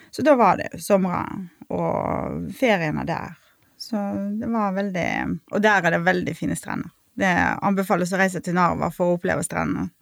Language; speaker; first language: Norwegian; non-native, fluent; Russian